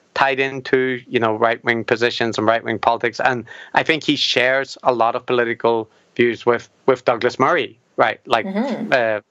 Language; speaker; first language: English; native; English